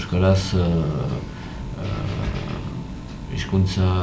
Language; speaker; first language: Basque; non-native, learner; French